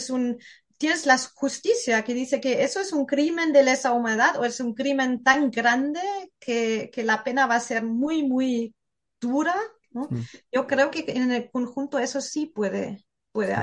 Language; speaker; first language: Spanish; non-native, fluent; German